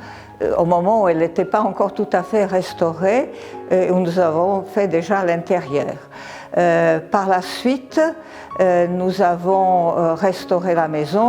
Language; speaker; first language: French; non-native, fluent; Serbian